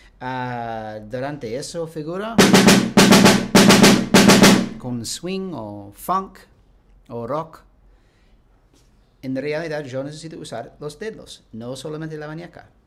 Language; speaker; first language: Spanish; non-native, learner; English